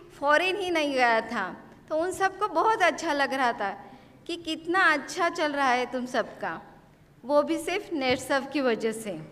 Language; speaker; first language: Hindi; non-native, local second language; Marathi